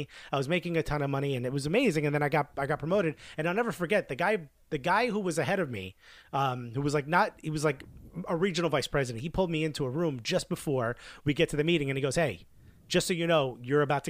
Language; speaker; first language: English; early bilingual, other home language; Spanish